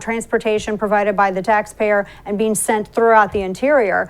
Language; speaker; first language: English; native; English